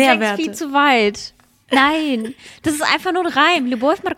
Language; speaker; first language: German; early bilingual, other home language; Russian